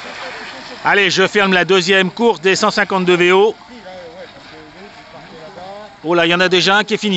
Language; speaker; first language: French; native; French